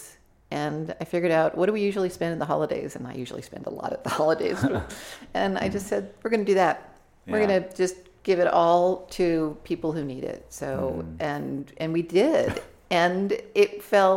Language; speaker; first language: English; native; English